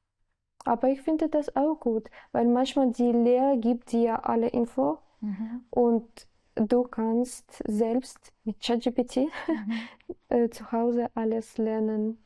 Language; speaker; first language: German; non-native, learner; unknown